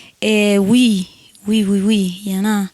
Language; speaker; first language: French; non-native, fluent; Spanish